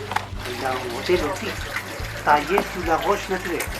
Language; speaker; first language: French; non-native, fluent; Spanish